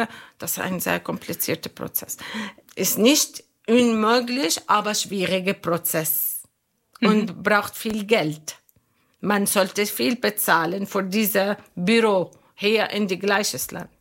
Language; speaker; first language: German; non-native, learner; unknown